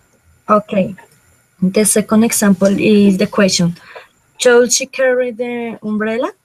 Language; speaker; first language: English; non-native, learner; Spanish